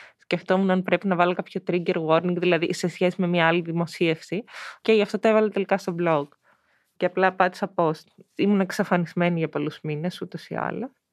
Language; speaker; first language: Greek; early bilingual, heritage; Greek